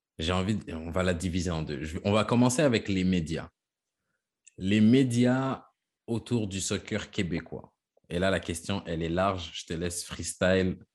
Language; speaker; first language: French; native; French